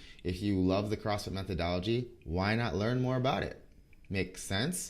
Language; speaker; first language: English; native; English